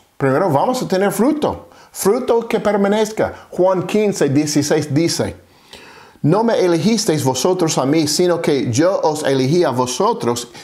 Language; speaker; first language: Spanish; non-native, fluent; English